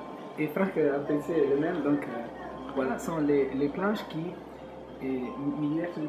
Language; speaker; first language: French; non-native, fluent; Italian